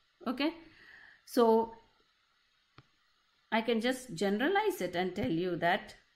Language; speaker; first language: English; non-native, local second language; Malayalam